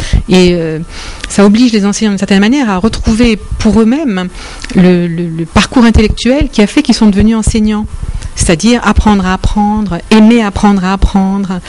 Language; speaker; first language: French; native; French